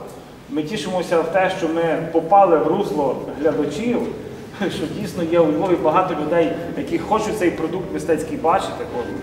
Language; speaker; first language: Ukrainian; native; Ukrainian